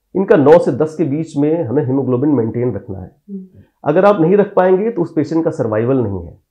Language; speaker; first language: Hindi; native; Hindi